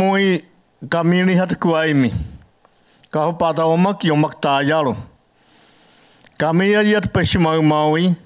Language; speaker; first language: Portuguese; non-native, learner; Yanomámi